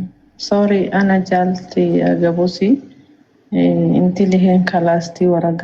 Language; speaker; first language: Arabic; non-native, learner; Amharic